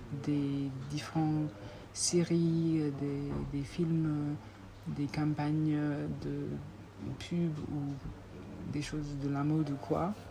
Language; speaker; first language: French; non-native, fluent; English